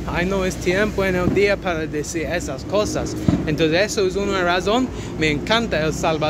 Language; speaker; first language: Spanish; non-native, learner; English